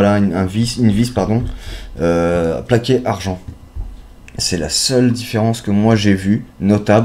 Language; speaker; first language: French; native; French